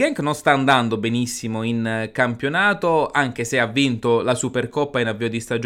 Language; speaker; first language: Italian; native; Italian